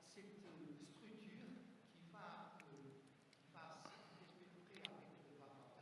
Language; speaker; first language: French; non-native, fluent; Portuguese